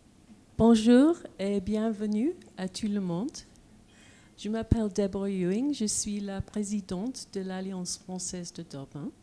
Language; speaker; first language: French; non-native, fluent; English